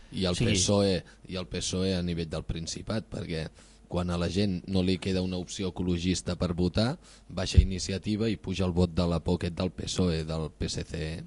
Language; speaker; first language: Catalan; native; Catalan